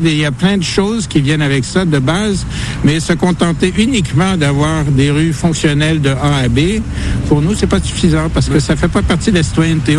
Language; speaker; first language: French; native; French